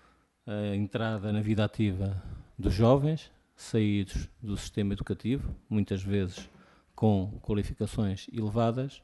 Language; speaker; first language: Portuguese; native; Portuguese